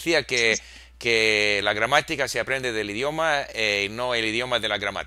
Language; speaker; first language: Spanish; non-native, fluent; English